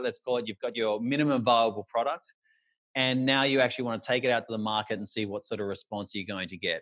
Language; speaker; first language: English; native; English